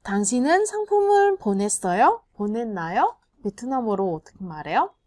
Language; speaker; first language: Korean; non-native, fluent; Vietnamese